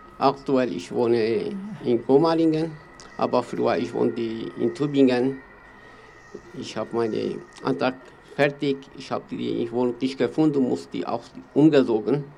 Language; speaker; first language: German; non-native, learner; Kurdish